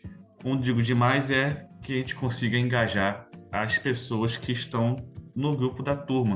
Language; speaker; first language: Portuguese; native; Portuguese